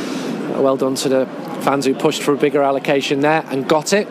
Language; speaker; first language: English; native; English